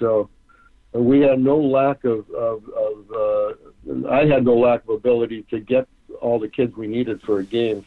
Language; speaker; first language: English; native; English